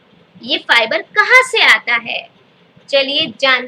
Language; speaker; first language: Hindi; native; Hindi